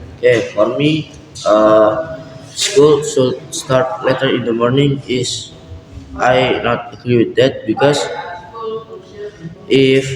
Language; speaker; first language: English; non-native, learner; Indonesian